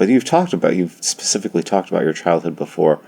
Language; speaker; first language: English; native; English